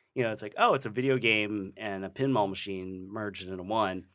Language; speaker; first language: English; native; English